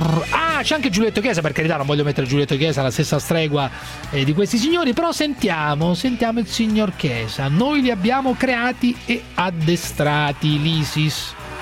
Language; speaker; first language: Italian; native; Italian